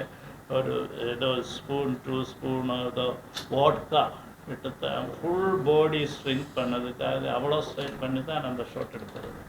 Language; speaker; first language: Tamil; non-native, learner; Malayalam